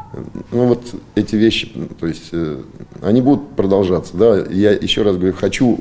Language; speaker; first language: Russian; native; Russian